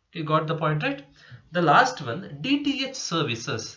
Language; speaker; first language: English; non-native, local second language; Kannada